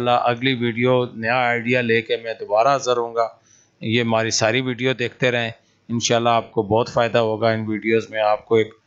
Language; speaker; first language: Urdu; non-native, local second language; Punjabi